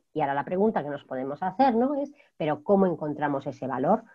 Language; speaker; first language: Spanish; native; Spanish